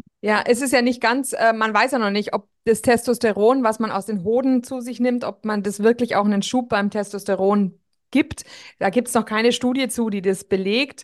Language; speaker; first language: German; native; German